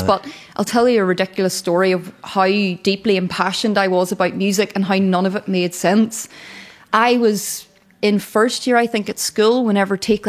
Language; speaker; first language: English; native; English